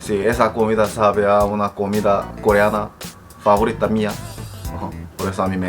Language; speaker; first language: Spanish; non-native, fluent; Korean